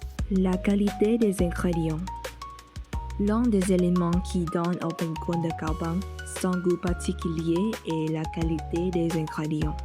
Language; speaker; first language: French; non-native, learner; Vietnamese